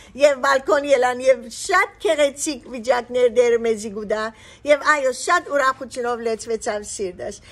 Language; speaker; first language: Armenian; early bilingual, heritage; Armenian